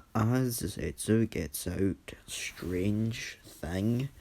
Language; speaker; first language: English; native; English